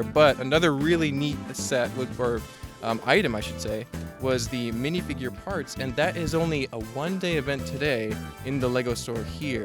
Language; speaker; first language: English; native; English